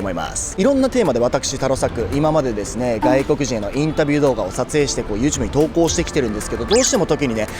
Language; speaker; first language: Japanese; native; Japanese